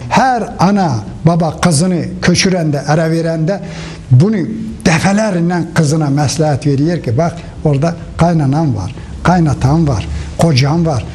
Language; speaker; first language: Turkish; native; Turkish